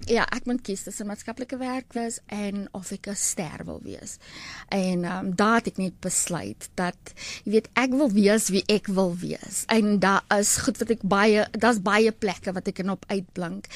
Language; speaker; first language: Afrikaans; native; Afrikaans